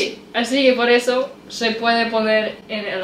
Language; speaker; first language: Spanish; non-native, learner; English